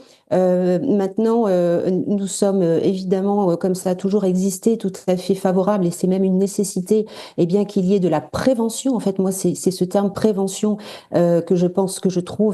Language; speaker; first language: French; native; French